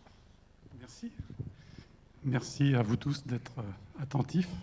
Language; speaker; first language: French; native; French